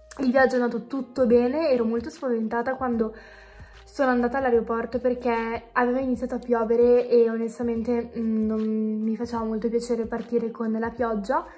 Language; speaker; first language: Italian; native; Italian